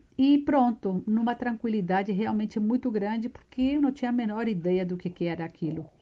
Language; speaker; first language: Portuguese; non-native, fluent; Spanish